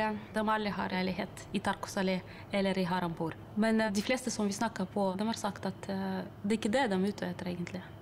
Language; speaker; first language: Swedish; non-native, fluent; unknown